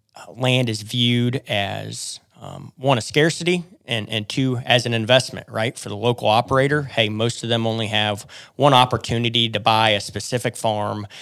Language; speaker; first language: English; native; English